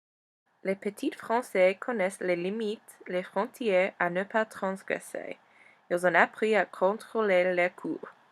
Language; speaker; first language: French; non-native, learner; English